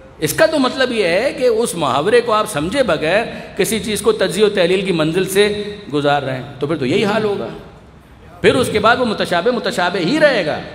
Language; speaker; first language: Urdu; non-native, local second language; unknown